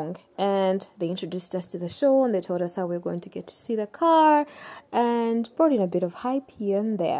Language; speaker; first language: English; non-native, local second language; Ganda